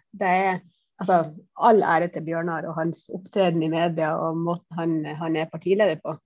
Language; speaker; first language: Norwegian; native; Norwegian